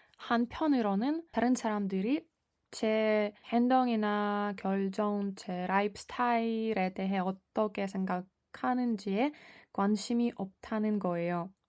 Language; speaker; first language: Korean; non-native, fluent; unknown